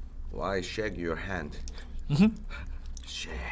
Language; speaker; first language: English; non-native, learner; Korean